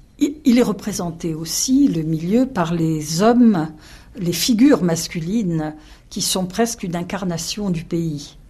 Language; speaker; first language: French; native; French